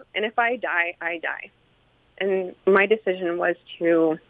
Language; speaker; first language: English; native; English